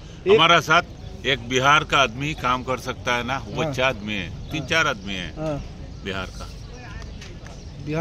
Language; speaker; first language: Hindi; non-native, learner; Bangla